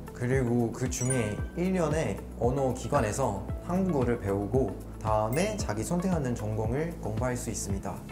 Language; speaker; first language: Korean; non-native, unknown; Malay